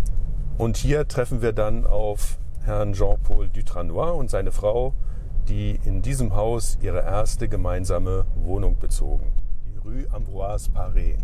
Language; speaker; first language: German; native; German